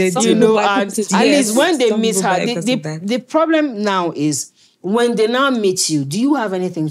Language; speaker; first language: English; native; English